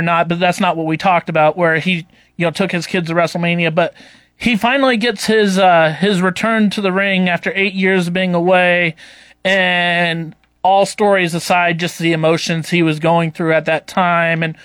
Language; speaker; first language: English; native; English